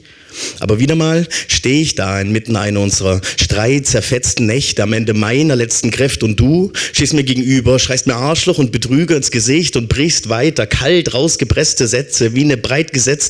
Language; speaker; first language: German; native; German